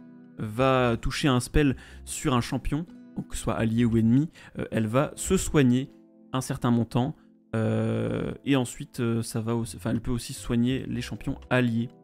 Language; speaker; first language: French; native; French